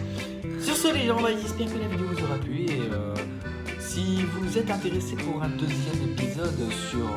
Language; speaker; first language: French; native; French